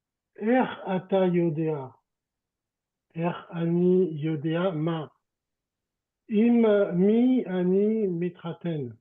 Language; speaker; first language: Hebrew; non-native, learner; French